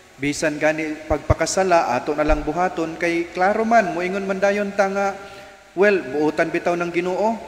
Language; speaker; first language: Cebuano; native; Cebuano